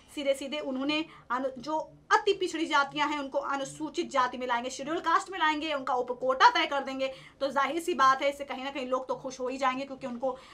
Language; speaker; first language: Hindi; native; Hindi